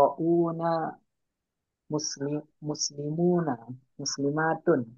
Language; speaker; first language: Arabic; non-native, learner; Indonesian